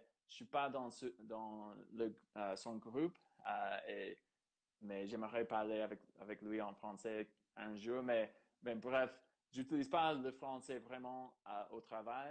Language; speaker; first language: French; non-native, fluent; English